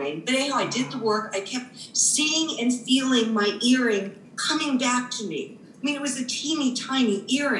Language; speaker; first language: English; native; English